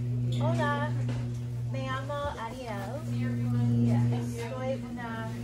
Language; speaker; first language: Spanish; non-native, learner; English